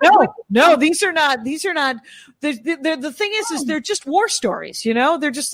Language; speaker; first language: English; native; English